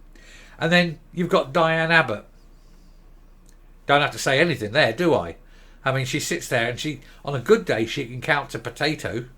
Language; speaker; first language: English; native; English